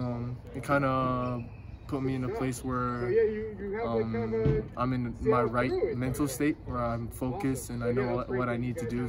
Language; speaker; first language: English; non-native, fluent; Japanese